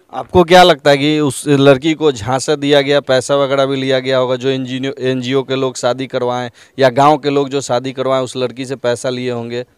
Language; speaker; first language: Hindi; native; Hindi